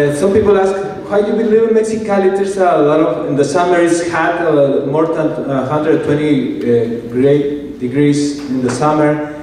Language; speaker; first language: English; non-native, learner; Spanish